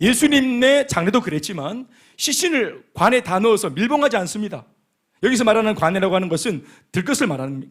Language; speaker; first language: Korean; native; Korean